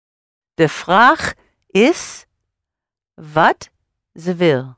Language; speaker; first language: Dutch; non-native, learner; English